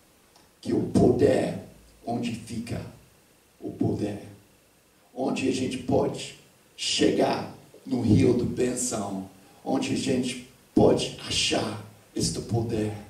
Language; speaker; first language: Portuguese; non-native, fluent; English